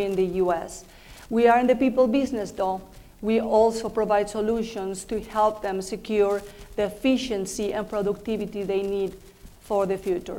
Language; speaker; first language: English; non-native, fluent; Spanish